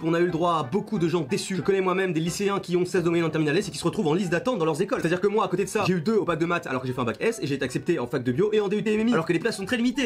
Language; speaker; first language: French; native; French